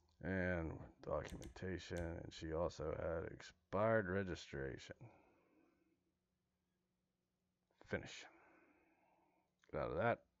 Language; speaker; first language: English; native; English